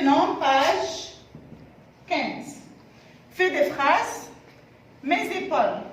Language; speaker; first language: French; non-native, fluent; Arabic